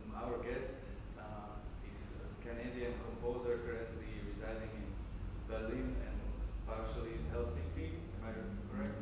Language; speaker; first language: English; non-native, fluent; Slovak